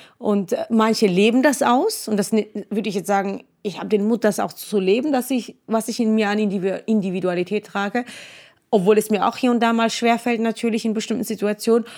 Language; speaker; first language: German; non-native, fluent; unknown